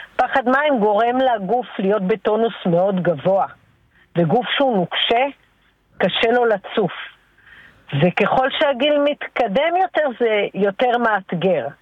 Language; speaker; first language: Hebrew; native; Hebrew